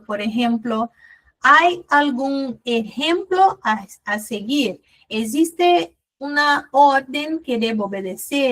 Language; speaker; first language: Spanish; non-native, fluent; Portuguese